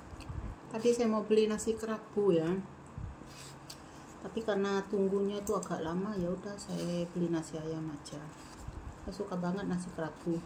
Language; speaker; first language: Indonesian; non-native, local second language; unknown